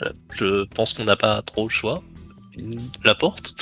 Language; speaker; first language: French; native; French